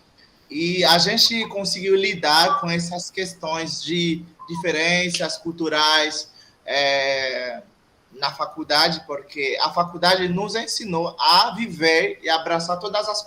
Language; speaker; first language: Portuguese; non-native, fluent; Haitian Creole